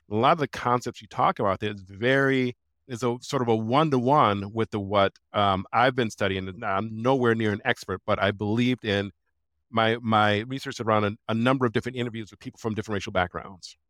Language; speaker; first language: English; native; English